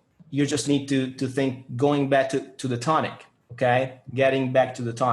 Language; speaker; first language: English; non-native, fluent; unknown